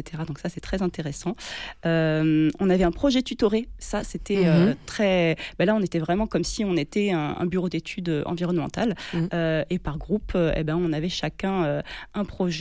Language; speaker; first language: French; native; French